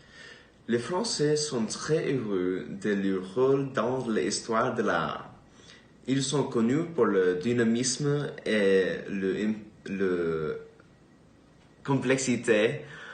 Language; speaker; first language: French; non-native, learner; English